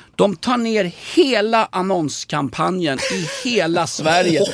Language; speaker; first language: Swedish; native; Swedish